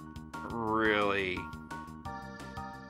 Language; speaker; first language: English; native; English